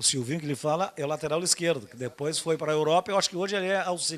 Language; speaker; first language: Portuguese; native; Portuguese